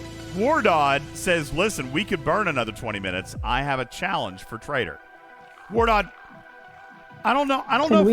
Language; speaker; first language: English; native; English